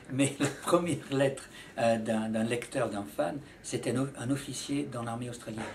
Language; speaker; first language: French; native; French